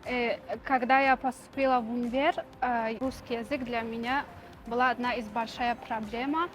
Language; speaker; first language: Russian; non-native, learner; Tajik